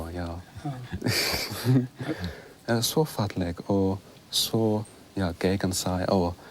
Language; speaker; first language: Icelandic; non-native, learner; English